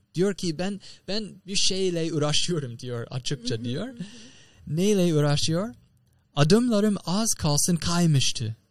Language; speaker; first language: Turkish; non-native, fluent; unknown